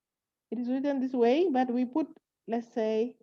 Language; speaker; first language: English; non-native, fluent; French